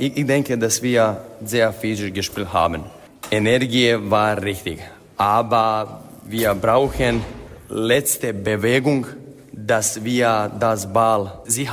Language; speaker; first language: German; non-native, fluent; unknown